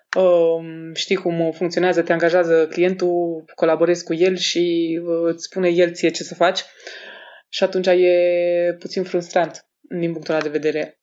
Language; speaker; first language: Romanian; native; Romanian